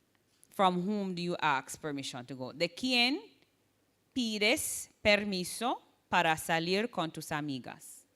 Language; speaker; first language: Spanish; non-native, fluent; English